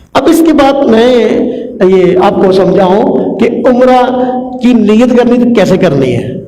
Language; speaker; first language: Urdu; non-native, local second language; Punjabi